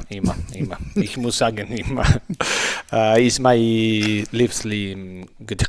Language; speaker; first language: German; non-native, learner; Spanish